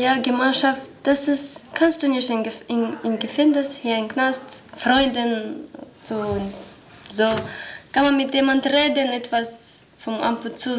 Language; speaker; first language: German; non-native, learner; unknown